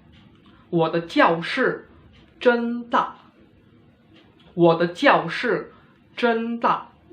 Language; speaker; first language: Chinese; non-native, fluent; Indonesian